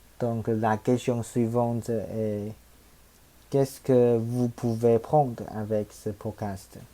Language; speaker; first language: French; non-native, learner; Chinese